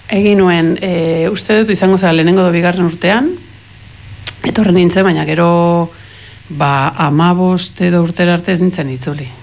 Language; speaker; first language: Basque; early bilingual, heritage; Spanish